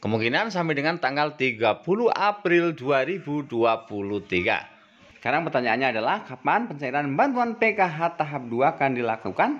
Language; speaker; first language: Indonesian; native; Indonesian